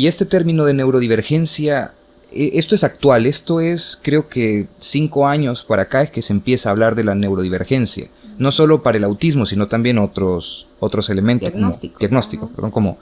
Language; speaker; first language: Spanish; native; Spanish